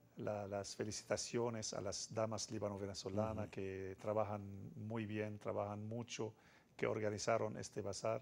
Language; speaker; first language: Spanish; non-native, fluent; Arabic